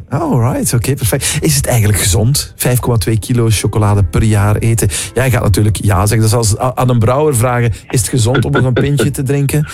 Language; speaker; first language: Dutch; native; Dutch